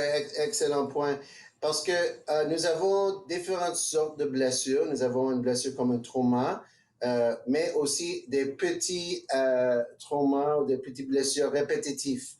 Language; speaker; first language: French; non-native, local second language; English